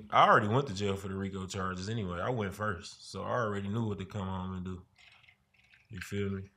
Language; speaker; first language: English; native; English